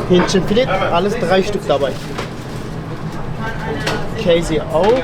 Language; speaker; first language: German; non-native, learner; Turkish